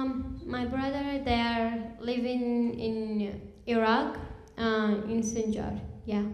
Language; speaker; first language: English; non-native, learner; Kurdish